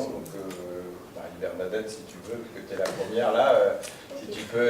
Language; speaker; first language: French; native; French